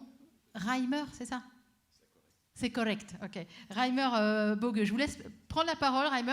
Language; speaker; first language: French; native; French